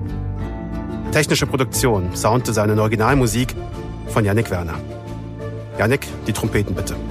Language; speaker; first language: German; native; German